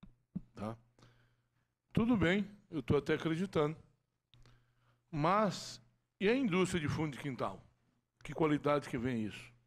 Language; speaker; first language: Portuguese; native; Portuguese